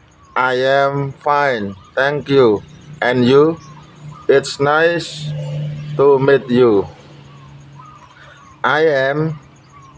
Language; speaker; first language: English; non-native, learner; Indonesian